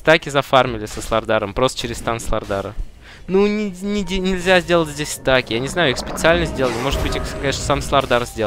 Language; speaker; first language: Russian; native; Russian